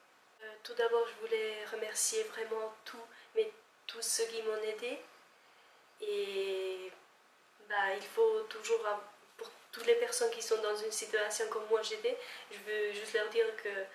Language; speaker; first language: French; non-native, fluent; Albanian